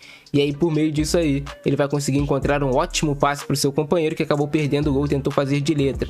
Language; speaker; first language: Portuguese; native; Portuguese